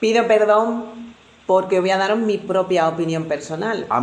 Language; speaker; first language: Spanish; native; Spanish